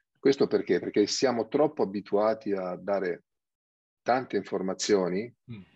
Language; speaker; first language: Italian; native; Italian